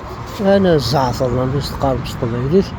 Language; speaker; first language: Arabic; native; Arabic